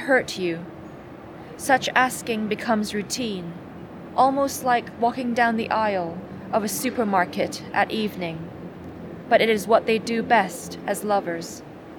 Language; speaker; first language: English; non-native, local second language; Cantonese